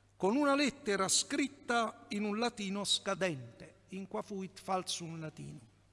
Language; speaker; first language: Italian; native; Italian